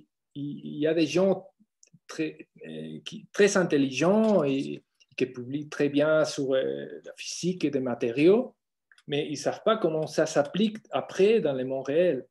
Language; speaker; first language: French; non-native, fluent; Spanish